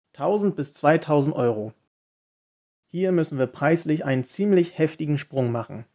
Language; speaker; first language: German; native; German